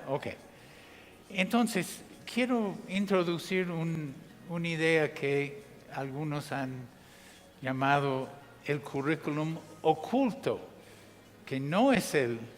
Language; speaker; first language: Spanish; non-native, fluent; English